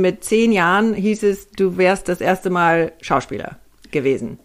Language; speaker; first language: German; native; German